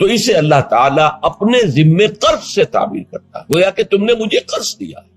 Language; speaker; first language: Urdu; native; Urdu